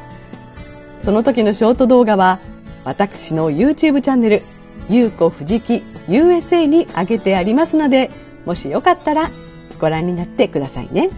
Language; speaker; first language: Japanese; native; Japanese